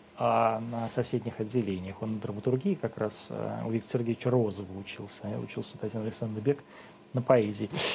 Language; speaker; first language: Russian; native; Russian